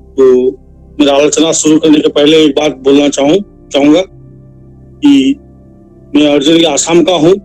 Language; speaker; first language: Hindi; non-native, local second language; Assamese